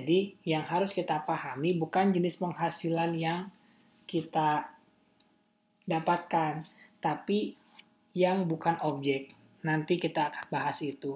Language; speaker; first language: Indonesian; native; Indonesian